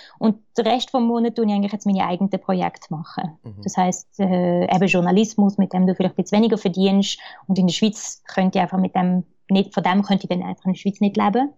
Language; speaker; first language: German; early bilingual, other home language; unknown